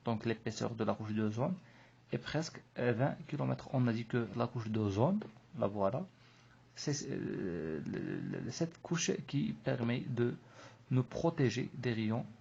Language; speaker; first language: French; non-native, local second language; Arabic